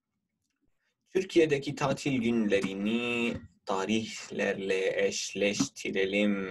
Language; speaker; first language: Turkish; non-native, fluent; Urdu